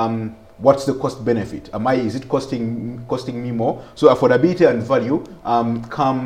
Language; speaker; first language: English; non-native, local second language; Ganda